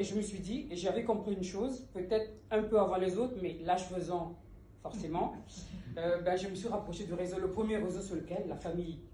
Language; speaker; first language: French; early bilingual, other home language; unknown